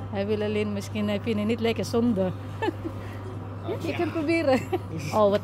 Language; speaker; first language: Dutch; non-native, learner; Filipino